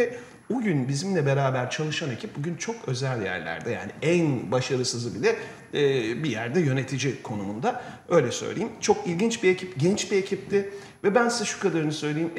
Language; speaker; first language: Turkish; native; Turkish